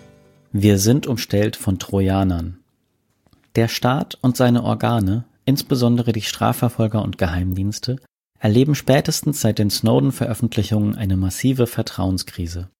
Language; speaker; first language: German; native; German